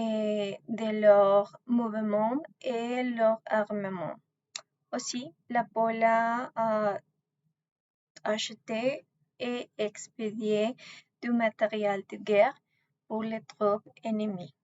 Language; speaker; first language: French; non-native, learner; Spanish